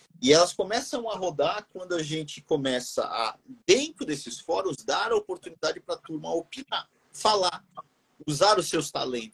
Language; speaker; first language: Portuguese; native; Portuguese